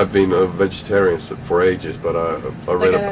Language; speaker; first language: English; non-native, fluent; Finnish